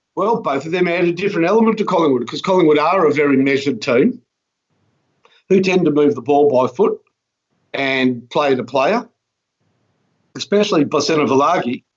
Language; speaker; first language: English; native; English